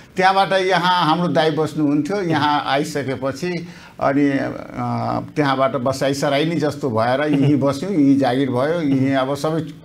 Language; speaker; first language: Nepali; non-native, local second language; Maithili